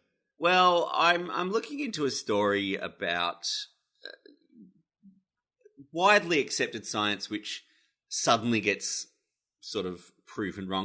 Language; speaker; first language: English; native; English